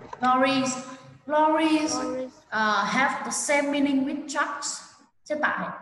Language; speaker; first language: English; non-native, fluent; Vietnamese